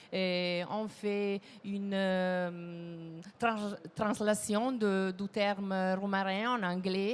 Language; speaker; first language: French; non-native, fluent; Italian